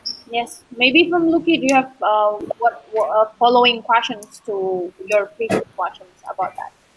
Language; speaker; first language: English; non-native, fluent; Indonesian